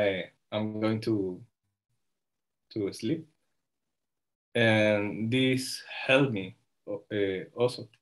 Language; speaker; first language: English; non-native, learner; Spanish